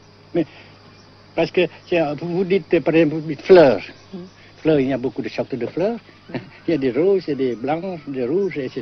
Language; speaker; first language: French; non-native, fluent; Vietnamese